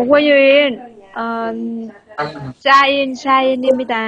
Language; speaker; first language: Korean; non-native, learner; Vietnamese